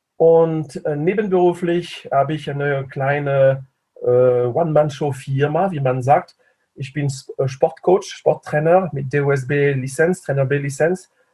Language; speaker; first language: German; non-native, fluent; French